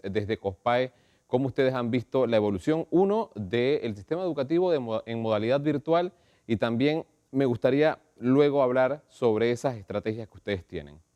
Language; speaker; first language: Spanish; native; Spanish